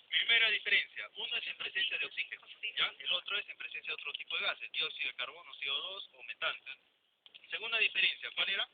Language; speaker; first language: Spanish; native; Spanish